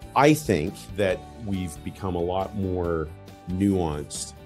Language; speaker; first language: English; native; English